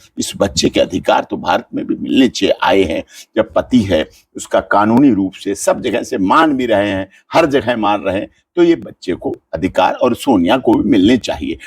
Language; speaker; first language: Hindi; native; Hindi